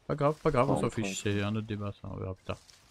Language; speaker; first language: French; native; French